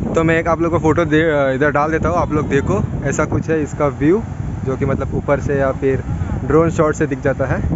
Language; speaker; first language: Hindi; non-native, local second language; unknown